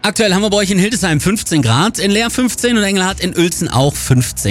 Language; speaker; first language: German; native; German